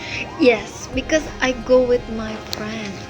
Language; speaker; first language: English; non-native, learner; Indonesian